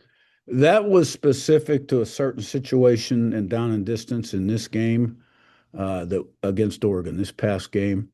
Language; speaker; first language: English; native; English